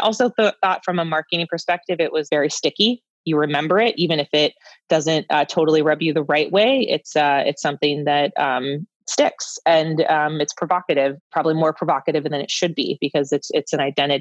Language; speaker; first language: English; native; English